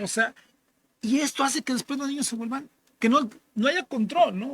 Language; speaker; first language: Spanish; native; Spanish